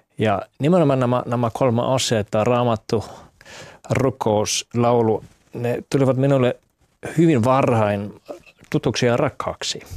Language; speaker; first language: Finnish; non-native, fluent; German